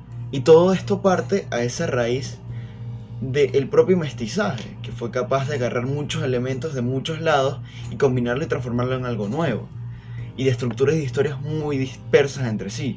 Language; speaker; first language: Spanish; native; Spanish